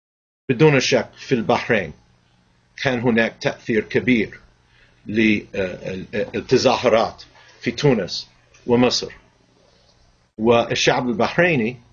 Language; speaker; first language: Arabic; non-native, fluent; English